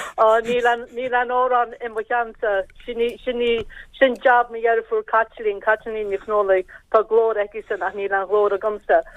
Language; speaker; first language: Irish; native; Irish